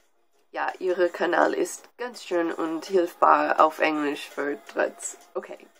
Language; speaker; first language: German; non-native, learner; English